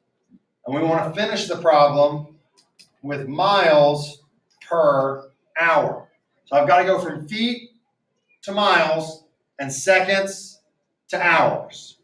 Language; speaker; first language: English; native; English